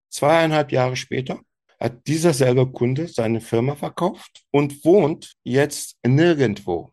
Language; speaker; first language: German; early bilingual, other home language; Turkish